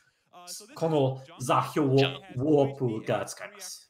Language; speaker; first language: Japanese; non-native, learner; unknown